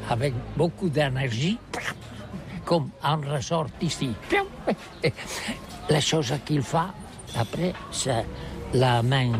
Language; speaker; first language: French; non-native, learner; Catalan